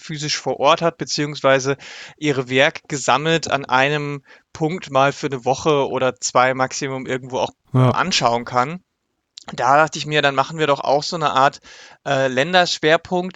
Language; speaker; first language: German; native; German